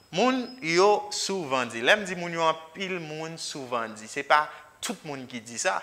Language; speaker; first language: English; non-native, fluent; Haitian Creole